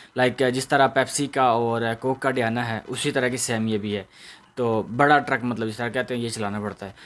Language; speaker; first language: Urdu; non-native, local second language; Punjabi